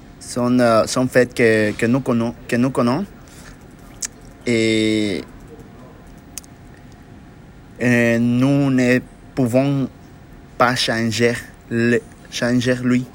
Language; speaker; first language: French; non-native, learner; Spanish